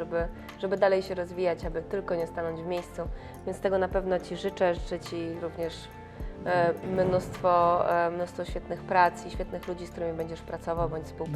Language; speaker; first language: Polish; native; Polish